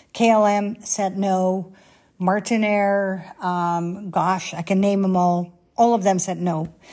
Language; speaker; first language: English; non-native, fluent; Dutch